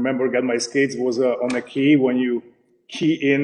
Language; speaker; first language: English; non-native, fluent; Slovak